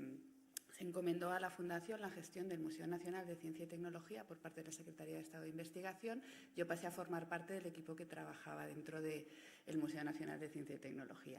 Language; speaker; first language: Spanish; native; Spanish